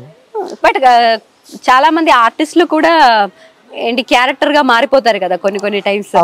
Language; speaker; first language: Telugu; non-native, fluent; Malayalam